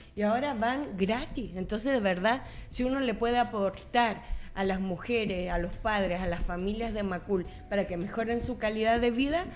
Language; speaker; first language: Spanish; native; Spanish